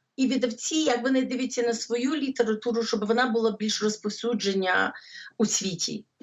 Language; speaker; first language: Ukrainian; early bilingual, heritage; English